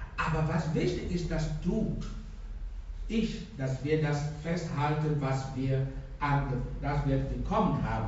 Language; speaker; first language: German; non-native, fluent; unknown